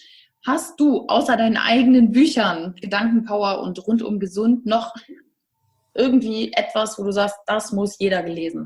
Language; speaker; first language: German; native; German